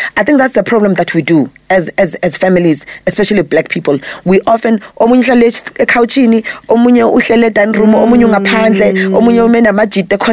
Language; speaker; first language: English; non-native, local second language; Zulu